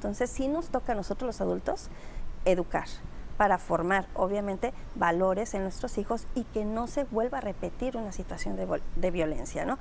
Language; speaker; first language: Spanish; native; Spanish